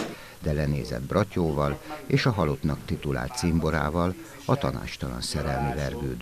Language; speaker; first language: Hungarian; native; Hungarian